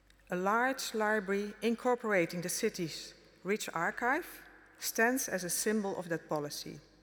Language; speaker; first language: English; non-native, fluent; Dutch